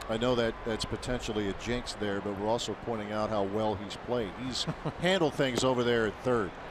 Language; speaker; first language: English; native; English